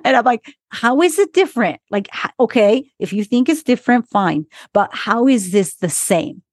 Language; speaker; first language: English; early bilingual, other home language; Spanish